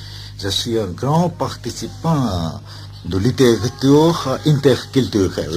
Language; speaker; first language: French; non-native, fluent; Bangla